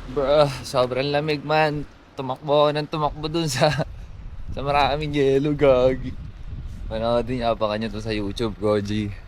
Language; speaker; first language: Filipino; native; Filipino